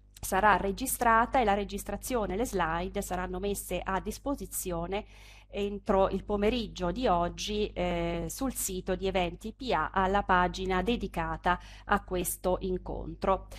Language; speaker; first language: Italian; native; Italian